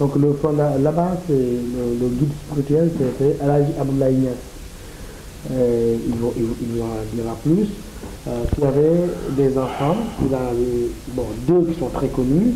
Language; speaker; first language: French; non-native, local second language; Wolof